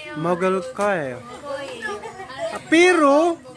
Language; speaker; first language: Korean; non-native, learner; Cebuano